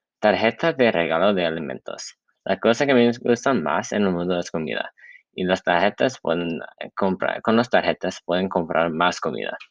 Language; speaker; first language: Spanish; non-native, learner; English